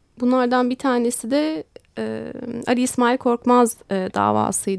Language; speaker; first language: Turkish; native; Turkish